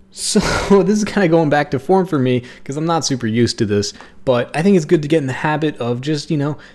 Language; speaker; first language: English; native; English